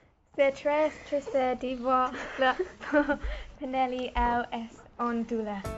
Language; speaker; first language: French; non-native, learner; English